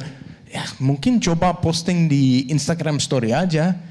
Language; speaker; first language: Indonesian; non-native, fluent; Danish